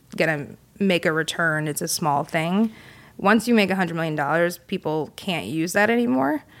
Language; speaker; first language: English; native; English